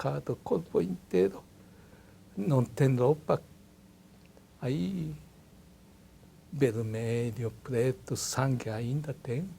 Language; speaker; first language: Portuguese; non-native, learner; Japanese